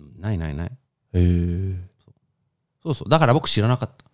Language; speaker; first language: Japanese; non-native, fluent; Spanish